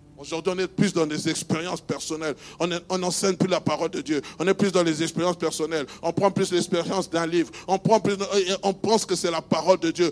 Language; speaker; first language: French; non-native, local second language; Luba-Lulua